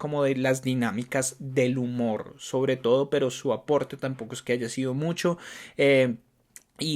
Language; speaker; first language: Spanish; native; Spanish